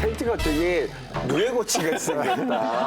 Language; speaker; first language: Korean; native; Korean